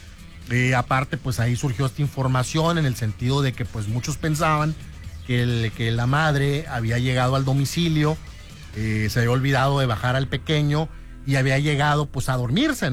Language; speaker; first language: Spanish; native; Spanish